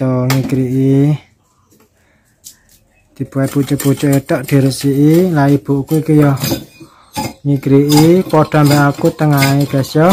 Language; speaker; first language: Indonesian; non-native, local second language; Javanese